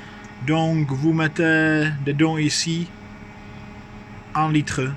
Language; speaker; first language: French; non-native, fluent; Czech